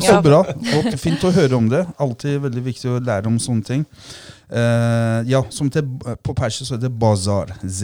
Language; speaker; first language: Norwegian; early bilingual, other home language; Persian